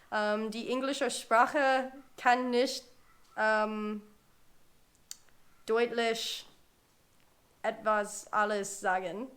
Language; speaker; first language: German; non-native, learner; English